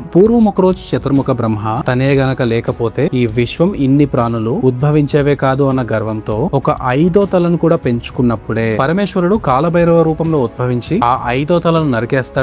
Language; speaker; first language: Telugu; native; Telugu